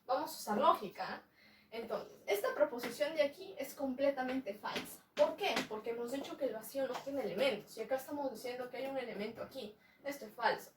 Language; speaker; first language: Spanish; native; Spanish